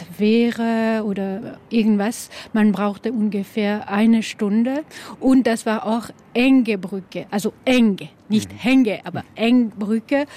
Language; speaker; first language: German; non-native, local second language; French